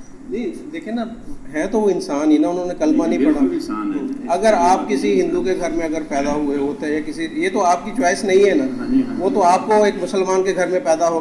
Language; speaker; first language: Hindi; non-native, local second language; Punjabi